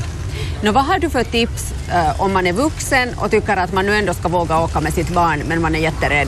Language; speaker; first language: Swedish; native; Swedish